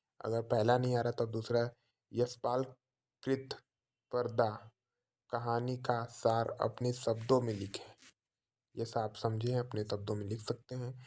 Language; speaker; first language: Hindi; native; Hindi